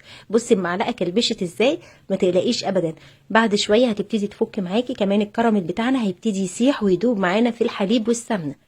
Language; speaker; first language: Arabic; native; Arabic